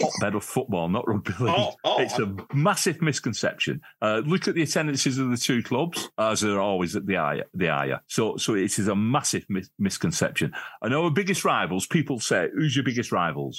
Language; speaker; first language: English; native; English